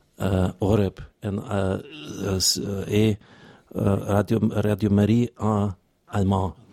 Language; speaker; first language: French; non-native, learner; German